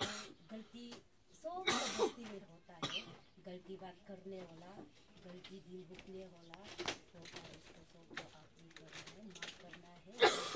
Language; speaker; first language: Hindi; non-native, local second language; Adi